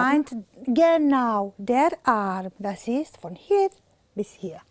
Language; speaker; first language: German; non-native, fluent; Romanian